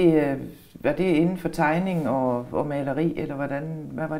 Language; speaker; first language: Danish; native; Danish